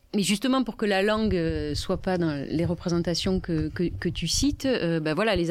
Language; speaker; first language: French; native; French